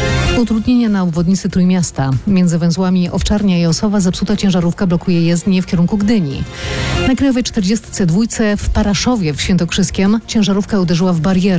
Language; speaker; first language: Polish; native; Polish